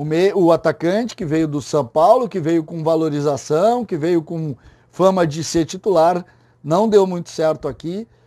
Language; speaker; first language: Portuguese; native; Portuguese